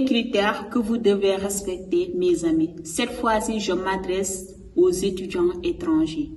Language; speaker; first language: French; non-native, local second language; Wolof